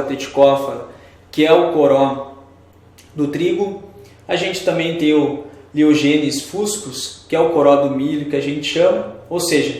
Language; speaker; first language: Portuguese; native; Portuguese